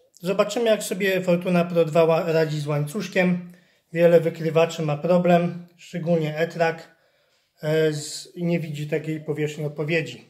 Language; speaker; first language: Polish; native; Polish